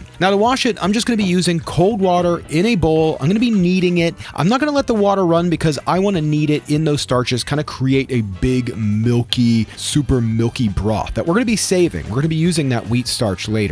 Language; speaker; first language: English; native; English